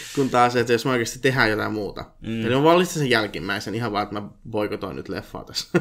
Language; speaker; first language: Finnish; native; Finnish